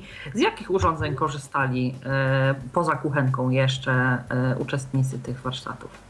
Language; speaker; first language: Polish; native; Polish